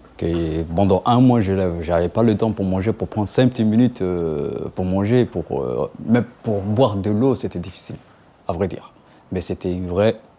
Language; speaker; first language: French; non-native, local second language; Somali